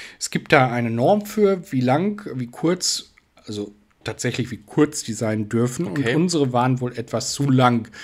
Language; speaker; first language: German; native; German